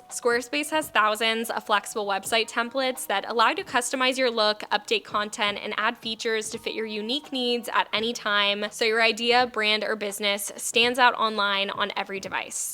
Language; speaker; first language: English; native; English